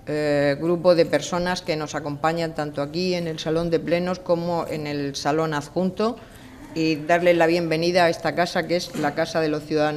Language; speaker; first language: Spanish; native; Spanish